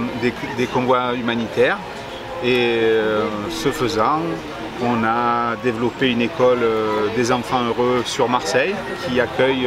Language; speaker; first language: French; native; French